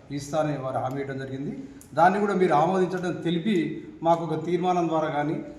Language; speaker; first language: Telugu; native; Telugu